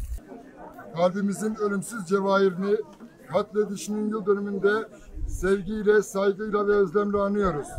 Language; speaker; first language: Turkish; native; Turkish